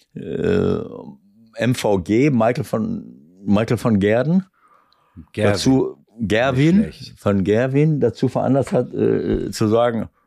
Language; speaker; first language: German; native; German